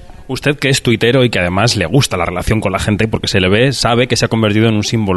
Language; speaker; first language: Spanish; native; Spanish